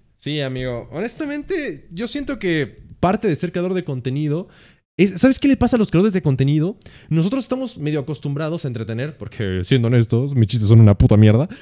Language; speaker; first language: Spanish; native; Spanish